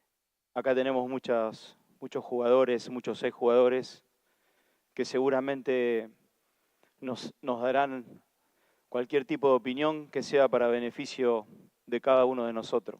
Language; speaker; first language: Spanish; native; Spanish